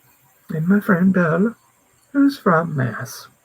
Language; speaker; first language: English; native; English